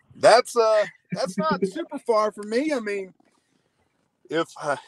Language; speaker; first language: English; native; English